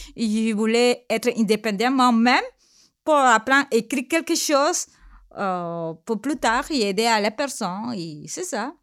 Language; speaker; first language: French; non-native, learner; Spanish